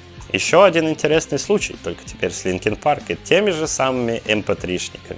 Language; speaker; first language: Russian; native; Russian